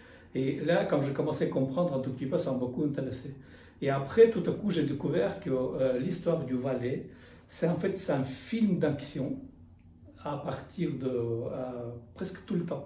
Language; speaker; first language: French; non-native, fluent; Russian